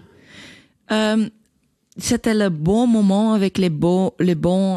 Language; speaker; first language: French; non-native, learner; Dutch